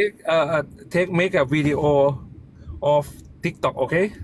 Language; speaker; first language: English; non-native, learner; Thai